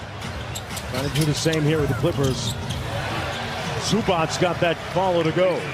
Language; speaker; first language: English; native; English